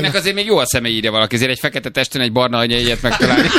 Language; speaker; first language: Hungarian; native; Hungarian